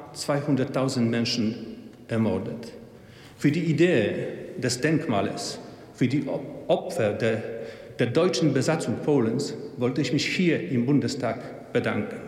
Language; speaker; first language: German; non-native, fluent; Polish